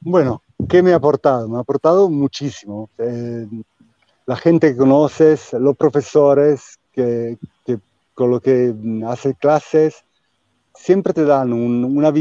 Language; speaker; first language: Spanish; non-native, fluent; Italian